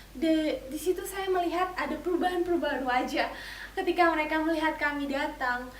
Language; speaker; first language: Indonesian; native; Indonesian